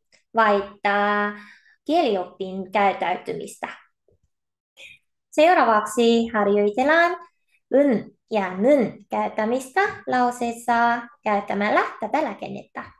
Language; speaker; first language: Finnish; non-native, fluent; Korean